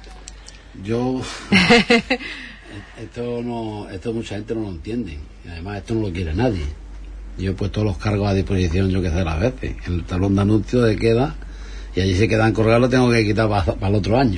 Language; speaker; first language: Spanish; native; Spanish